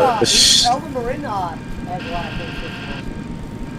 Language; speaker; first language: English; native; English